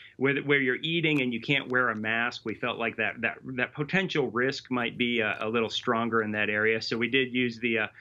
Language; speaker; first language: English; native; English